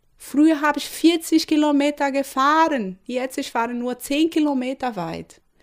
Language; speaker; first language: German; non-native, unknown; Portuguese